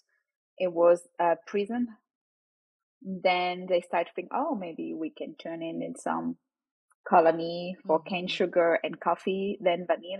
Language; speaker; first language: English; non-native, fluent; French